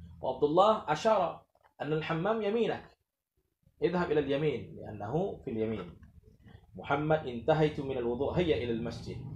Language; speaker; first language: Arabic; non-native, fluent; Indonesian